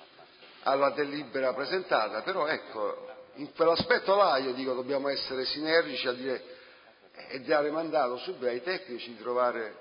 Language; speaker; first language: Italian; native; Italian